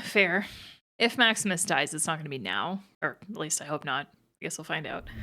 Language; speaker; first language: English; native; English